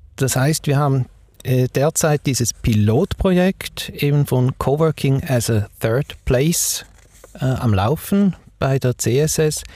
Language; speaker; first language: German; native; German